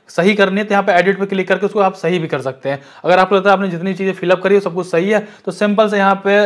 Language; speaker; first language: Hindi; native; Hindi